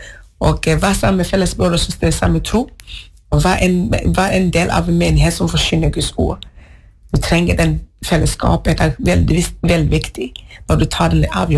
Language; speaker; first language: Norwegian; non-native, fluent; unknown